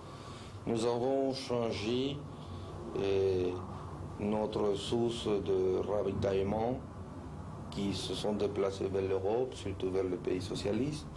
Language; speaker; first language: French; non-native, fluent; Spanish